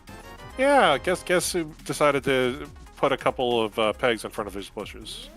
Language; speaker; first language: English; native; English